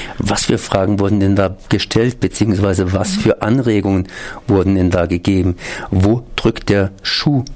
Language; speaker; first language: German; native; German